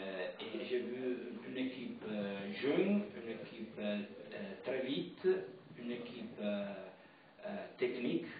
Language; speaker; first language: French; non-native, fluent; Italian